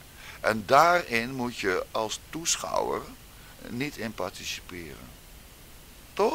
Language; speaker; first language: Dutch; native; Dutch